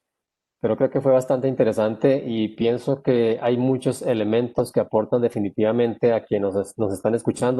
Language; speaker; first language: Spanish; native; Spanish